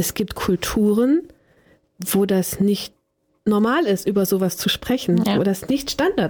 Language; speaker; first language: German; native; German